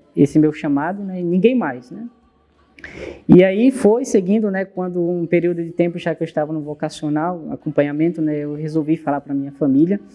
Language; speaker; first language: Portuguese; native; Portuguese